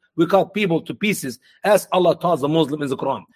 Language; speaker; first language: English; non-native, fluent; Arabic